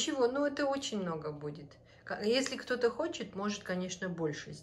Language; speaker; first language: Russian; native; Russian